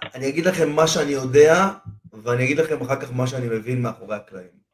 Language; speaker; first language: Hebrew; non-native, fluent; Spanish